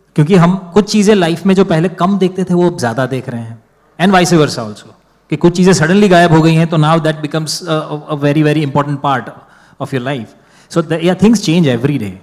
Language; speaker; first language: Hindi; non-native, local second language; Gujarati